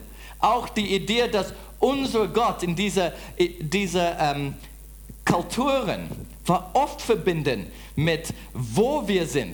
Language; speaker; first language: German; non-native, fluent; English